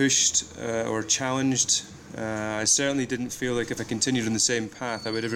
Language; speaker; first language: English; native; English